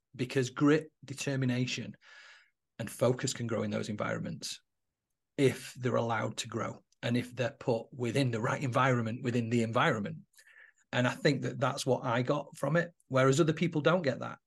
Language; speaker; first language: English; native; English